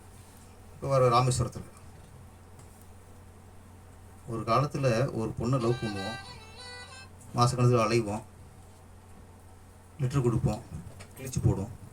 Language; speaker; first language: Tamil; native; Tamil